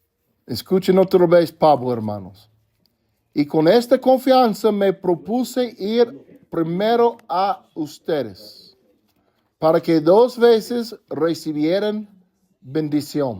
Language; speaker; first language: Spanish; non-native, fluent; English